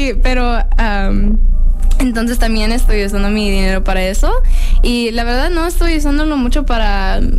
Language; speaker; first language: Spanish; early bilingual, heritage; English